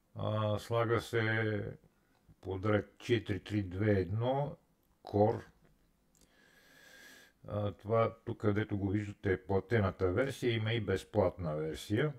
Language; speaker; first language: Bulgarian; native; Bulgarian